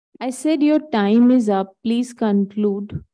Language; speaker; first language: English; non-native, local second language; Hindi